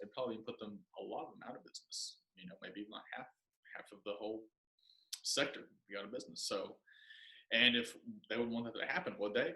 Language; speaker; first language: English; native; English